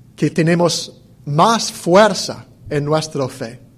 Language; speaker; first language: Spanish; non-native, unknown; English